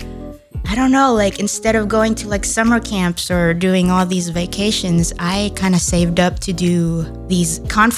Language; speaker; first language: English; native; English